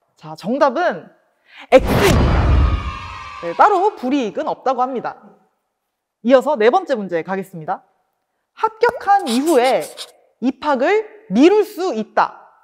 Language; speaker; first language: Korean; native; Korean